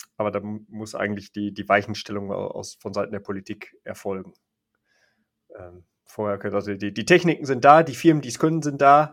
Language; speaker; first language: German; native; German